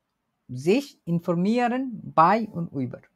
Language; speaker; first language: German; non-native, fluent; Bangla